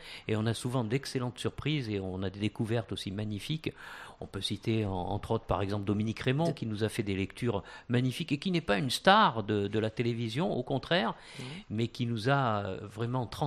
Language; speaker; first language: French; native; French